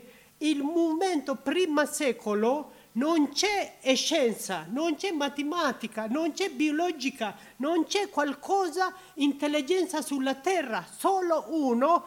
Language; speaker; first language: Italian; non-native, learner; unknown